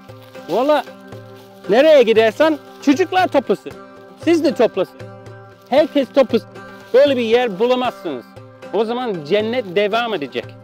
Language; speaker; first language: Turkish; non-native, learner; English